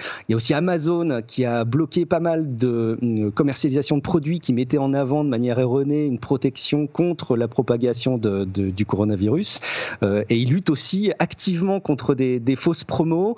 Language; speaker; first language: French; native; French